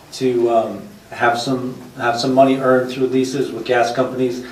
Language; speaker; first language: English; native; English